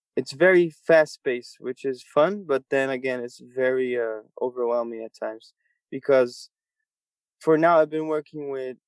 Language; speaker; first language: English; non-native, fluent; Portuguese